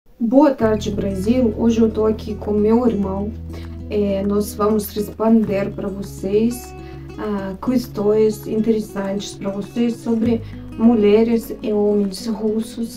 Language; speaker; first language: Portuguese; non-native, fluent; Russian